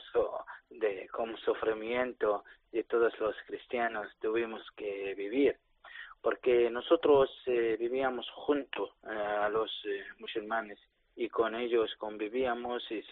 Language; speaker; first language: Spanish; non-native, learner; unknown